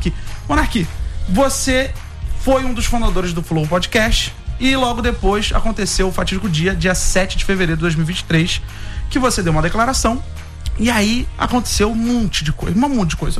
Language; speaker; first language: Portuguese; native; Portuguese